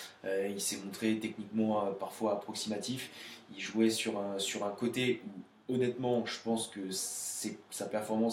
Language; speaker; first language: French; native; French